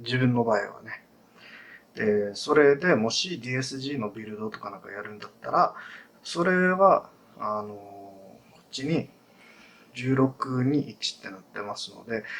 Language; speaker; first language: Japanese; non-native, fluent; English